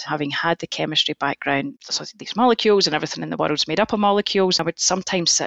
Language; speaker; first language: English; native; English